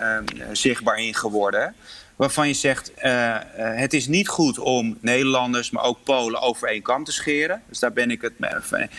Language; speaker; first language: Dutch; early bilingual, other home language; Polish